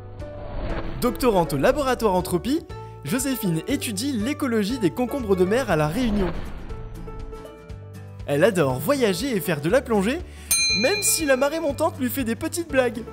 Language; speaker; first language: French; native; French